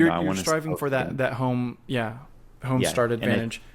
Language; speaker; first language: English; native; English